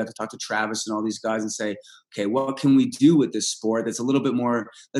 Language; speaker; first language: English; early bilingual, other home language; Russian